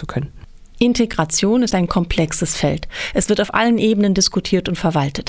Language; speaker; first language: German; native; German